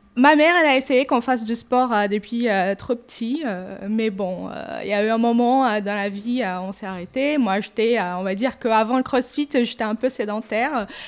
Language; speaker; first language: French; non-native, fluent; Portuguese